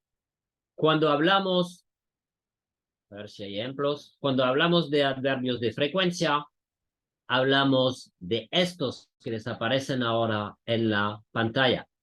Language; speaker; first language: Spanish; non-native, fluent; French